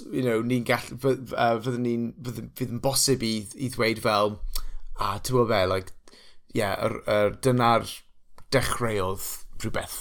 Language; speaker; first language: Welsh; non-native, local second language; English